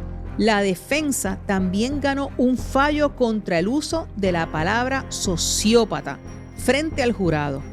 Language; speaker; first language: Spanish; native; Spanish